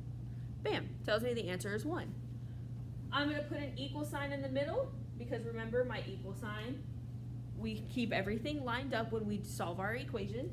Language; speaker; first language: English; native; English